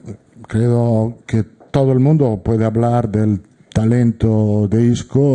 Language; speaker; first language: Spanish; non-native, fluent; Italian